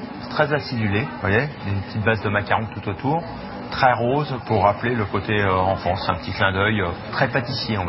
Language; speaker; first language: French; native; French